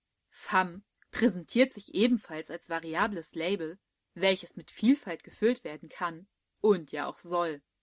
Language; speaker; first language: German; native; German